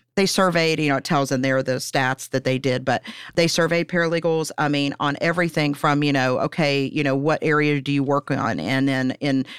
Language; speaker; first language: English; native; English